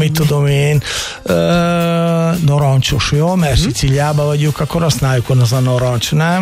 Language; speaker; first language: Hungarian; non-native, learner; Italian